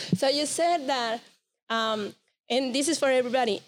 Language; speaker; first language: English; non-native, learner; Spanish